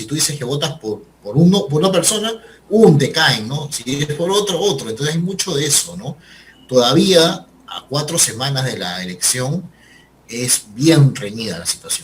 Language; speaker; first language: Spanish; native; Spanish